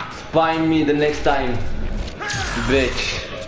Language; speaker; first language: English; non-native, learner; French